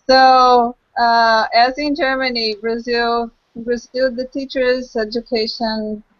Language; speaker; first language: English; non-native, local second language; Portuguese